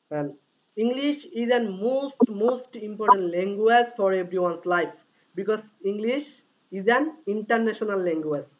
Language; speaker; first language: English; non-native, local second language; Bangla